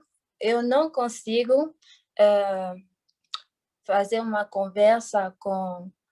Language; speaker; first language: Portuguese; non-native, fluent; French